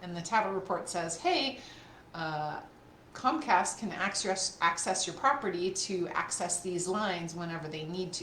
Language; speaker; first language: English; native; English